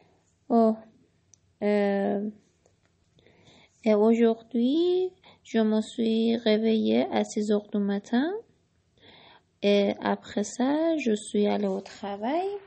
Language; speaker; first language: French; non-native, learner; Persian